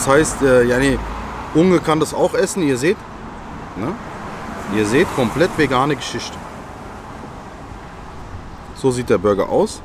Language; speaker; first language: German; non-native, local second language; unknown